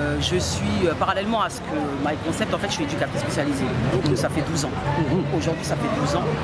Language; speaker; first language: French; early bilingual, other home language; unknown